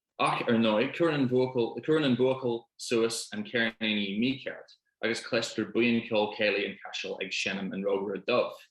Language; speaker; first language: Irish; non-native, local second language; English